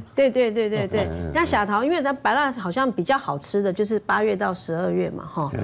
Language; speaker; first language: Chinese; native; Chinese